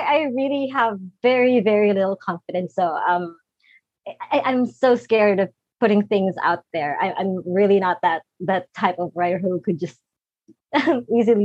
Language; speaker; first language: English; non-native, local second language; Filipino